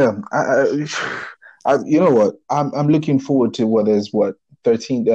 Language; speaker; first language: English; non-native, local second language; Yoruba